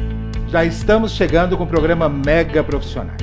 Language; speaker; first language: Portuguese; native; Portuguese